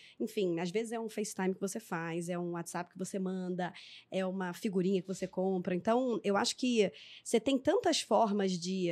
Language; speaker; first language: Portuguese; native; Portuguese